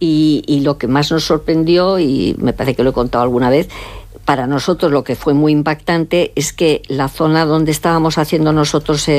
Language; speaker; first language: Spanish; native; Spanish